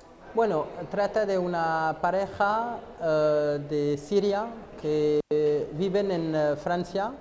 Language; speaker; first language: Spanish; non-native, fluent; French